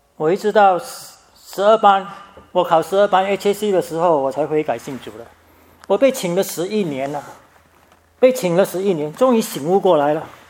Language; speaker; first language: Chinese; native; Chinese